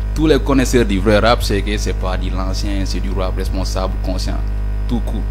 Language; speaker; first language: French; non-native, local second language; Fula